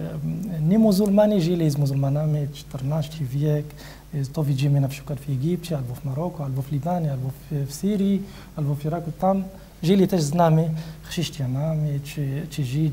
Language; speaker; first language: Polish; non-native, learner; Arabic